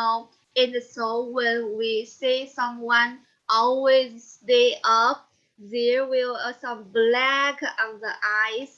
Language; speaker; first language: English; non-native, learner; Chinese